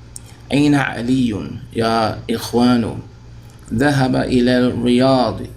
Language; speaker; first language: Arabic; non-native, fluent; English